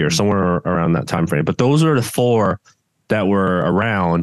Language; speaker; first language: English; non-native, local second language; Cantonese